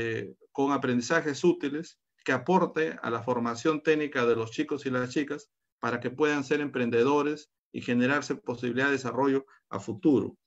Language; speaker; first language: Spanish; native; Spanish